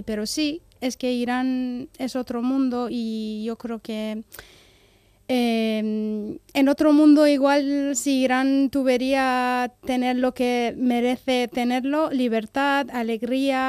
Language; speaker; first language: Spanish; non-native, fluent; Persian